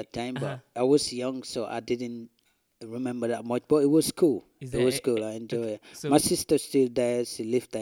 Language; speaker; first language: English; non-native, local second language; Wolof